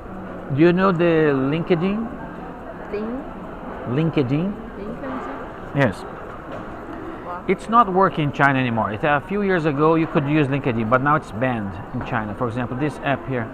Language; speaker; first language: English; non-native, fluent; Portuguese